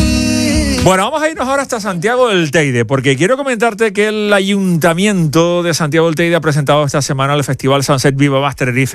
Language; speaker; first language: Spanish; native; Spanish